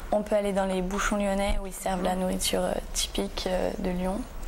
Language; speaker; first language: French; native; French